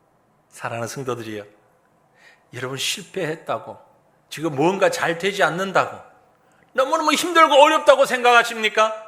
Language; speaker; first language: Korean; native; Korean